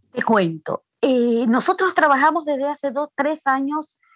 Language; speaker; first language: Spanish; native; Spanish